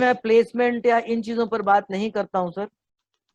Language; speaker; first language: Hindi; native; Hindi